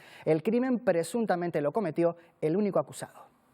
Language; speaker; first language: Spanish; native; Spanish